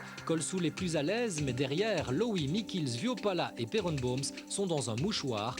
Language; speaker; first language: French; native; French